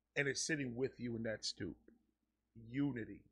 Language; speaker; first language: English; early bilingual, other home language; Spanish